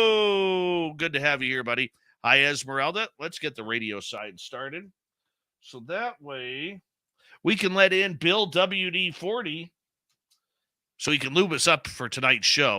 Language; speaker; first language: English; native; English